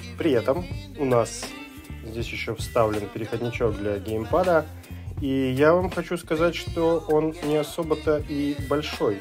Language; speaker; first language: Russian; native; Russian